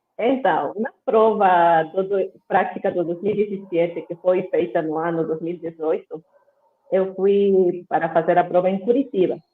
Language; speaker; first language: Portuguese; non-native, fluent; Spanish